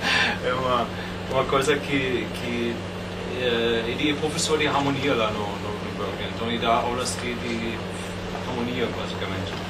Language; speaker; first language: Portuguese; non-native, fluent; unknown